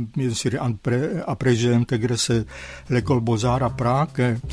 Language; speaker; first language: French; non-native, fluent; Czech